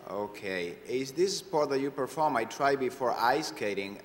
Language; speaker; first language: English; non-native, fluent; Spanish